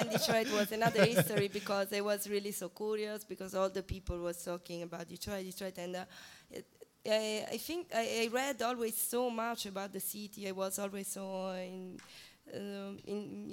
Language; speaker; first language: English; non-native, fluent; Italian